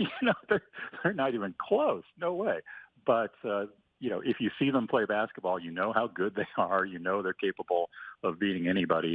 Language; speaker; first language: English; native; English